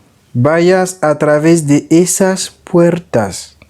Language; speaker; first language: Spanish; non-native, learner; Haitian Creole